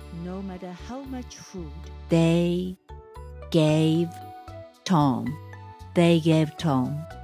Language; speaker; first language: English; non-native, fluent; Japanese